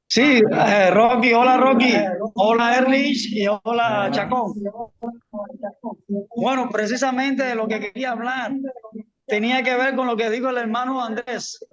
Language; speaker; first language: Spanish; native; Spanish